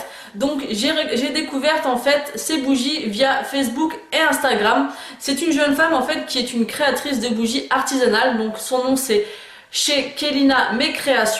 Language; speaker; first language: French; native; French